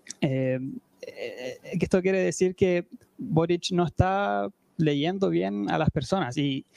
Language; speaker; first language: Spanish; native; Spanish